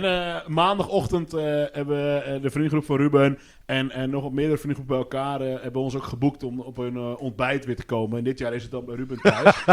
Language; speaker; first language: Dutch; native; Dutch